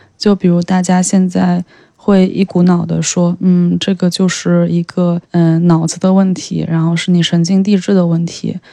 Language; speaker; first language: Chinese; native; Chinese